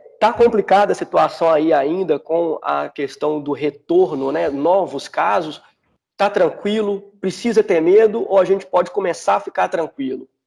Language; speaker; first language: Portuguese; native; Portuguese